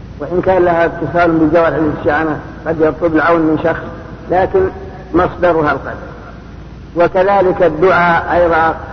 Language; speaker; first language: Arabic; native; Arabic